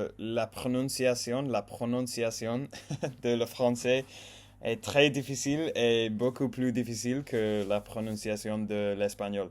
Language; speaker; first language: French; non-native, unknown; English